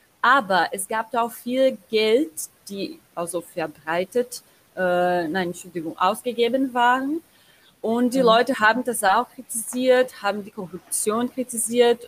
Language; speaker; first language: German; non-native, learner; Portuguese